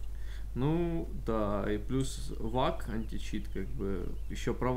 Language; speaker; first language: Russian; native; Russian